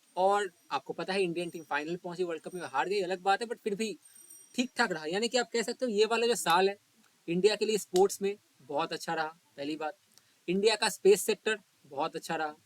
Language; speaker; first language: Hindi; non-native, local second language; Bangla